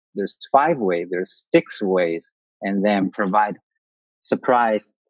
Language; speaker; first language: English; non-native, learner; Chinese